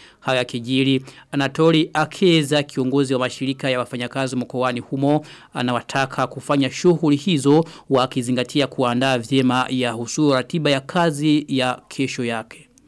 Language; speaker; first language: Swahili; non-native, local second language; Rundi